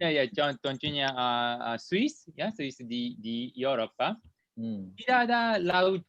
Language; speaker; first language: Indonesian; non-native, learner; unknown